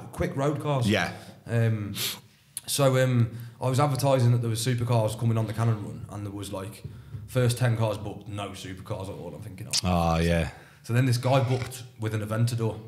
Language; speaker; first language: English; native; English